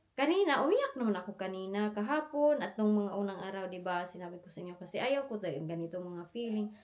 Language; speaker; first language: Filipino; non-native, local second language; Cebuano